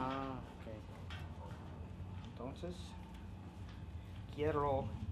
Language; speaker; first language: Spanish; non-native, learner; English